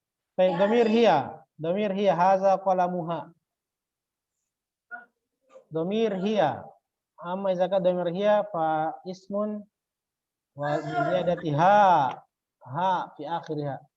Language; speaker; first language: Arabic; non-native, fluent; Indonesian